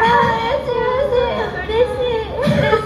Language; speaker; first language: Japanese; native; Japanese